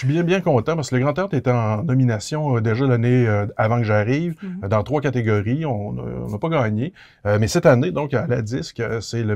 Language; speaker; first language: French; native; French